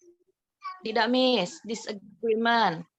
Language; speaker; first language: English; non-native, learner; Indonesian